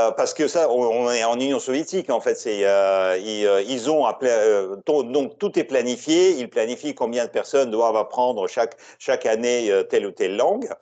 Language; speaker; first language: French; non-native, fluent; Russian